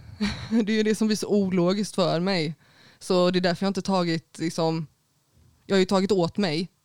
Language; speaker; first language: Swedish; native; Swedish